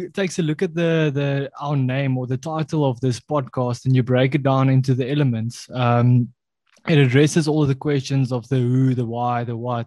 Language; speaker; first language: English; non-native, local second language; Afrikaans